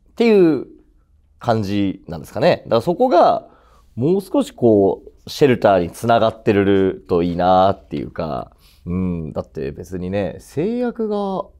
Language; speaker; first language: Japanese; native; Japanese